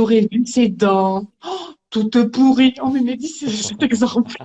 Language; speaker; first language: French; native; French